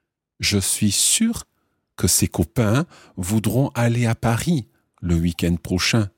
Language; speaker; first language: French; non-native, fluent; English